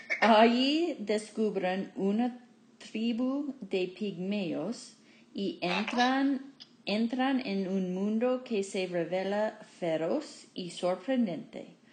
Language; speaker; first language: Spanish; non-native, fluent; English